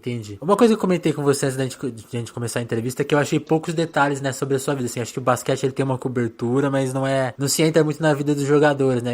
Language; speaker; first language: Portuguese; native; Portuguese